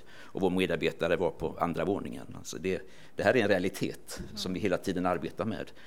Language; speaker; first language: Swedish; native; Swedish